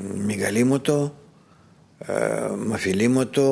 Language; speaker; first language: Hebrew; non-native, fluent; Russian